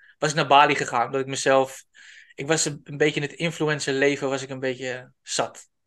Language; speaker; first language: Dutch; native; Dutch